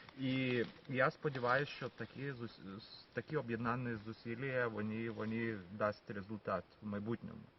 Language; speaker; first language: Ukrainian; non-native, fluent; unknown